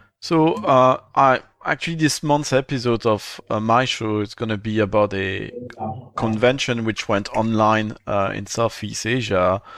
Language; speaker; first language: English; non-native, fluent; French